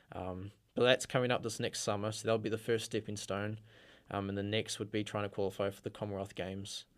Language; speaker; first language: English; native; English